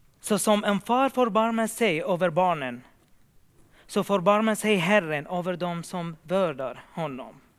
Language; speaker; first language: Swedish; non-native, fluent; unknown